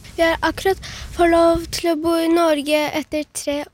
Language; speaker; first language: Norwegian; early bilingual, other home language; Turkish